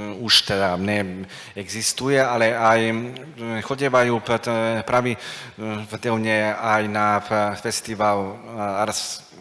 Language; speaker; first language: Slovak; non-native, fluent; Macedonian